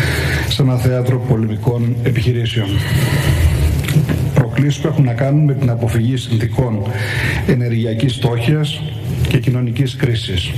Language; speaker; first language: Greek; native; Greek